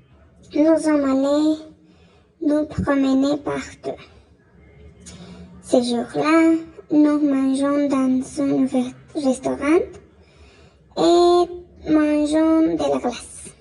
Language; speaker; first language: French; non-native, learner; Spanish